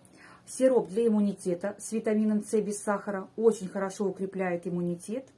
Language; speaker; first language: Russian; native; Russian